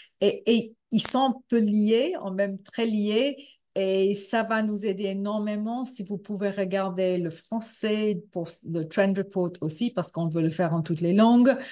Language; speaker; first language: French; non-native, fluent; English